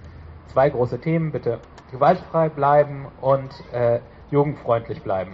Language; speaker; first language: German; native; German